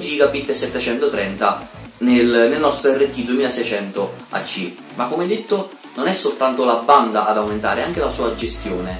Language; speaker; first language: Italian; native; Italian